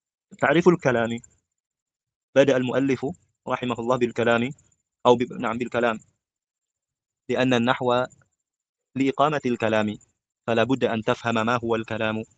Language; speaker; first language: Arabic; non-native, fluent; Indonesian